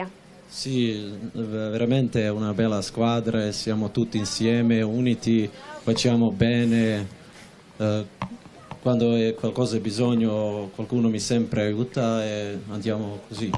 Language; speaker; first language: Italian; non-native, learner; Serbian